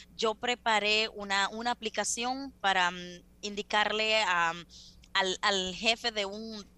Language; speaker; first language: Spanish; native; Spanish